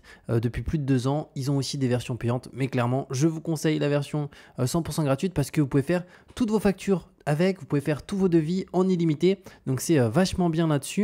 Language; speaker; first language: French; native; French